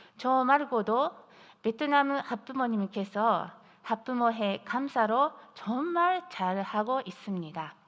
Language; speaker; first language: Korean; non-native, fluent; Japanese